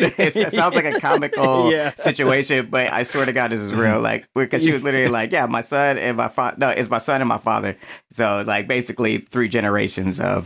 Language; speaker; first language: English; native; English